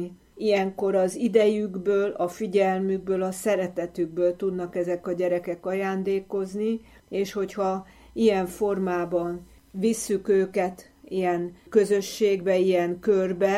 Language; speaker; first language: Hungarian; native; Hungarian